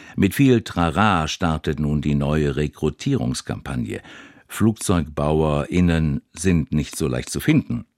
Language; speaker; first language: German; native; German